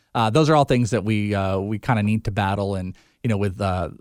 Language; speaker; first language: English; native; English